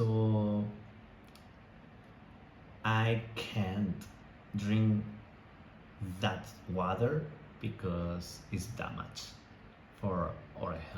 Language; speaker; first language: English; non-native, learner; Spanish